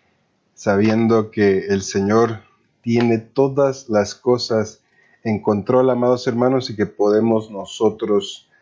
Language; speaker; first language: Spanish; native; Spanish